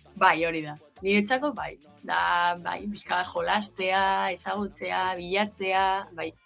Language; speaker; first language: Basque; non-native, local second language; Spanish